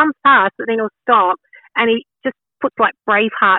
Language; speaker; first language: English; native; English